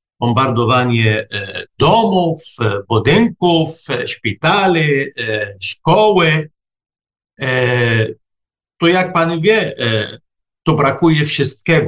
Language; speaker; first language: Polish; non-native, fluent; Arabic